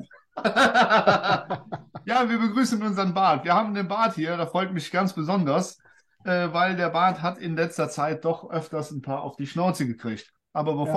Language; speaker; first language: German; native; German